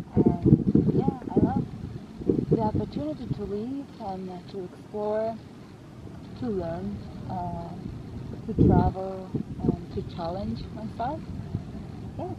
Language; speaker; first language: English; non-native, fluent; Kazakh